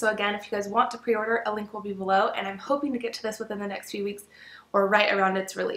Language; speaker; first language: English; native; English